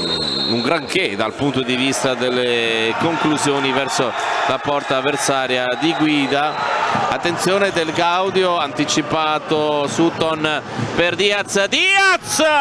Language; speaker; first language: Italian; native; Italian